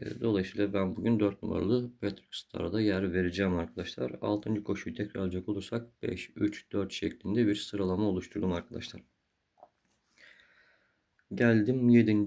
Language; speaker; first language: Turkish; native; Turkish